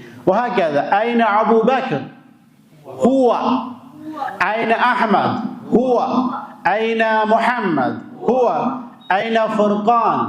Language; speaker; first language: Arabic; non-native, fluent; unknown